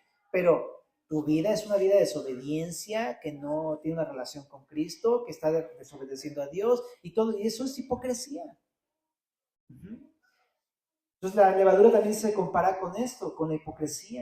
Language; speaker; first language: Spanish; native; Spanish